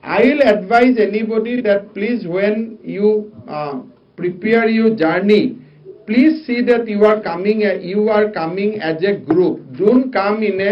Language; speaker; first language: English; non-native, local second language; Assamese